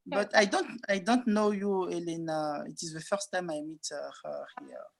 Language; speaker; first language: English; non-native, learner; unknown